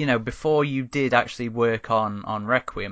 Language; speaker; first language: English; native; English